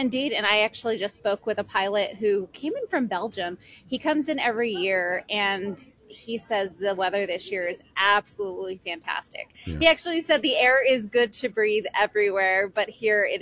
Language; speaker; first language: English; native; English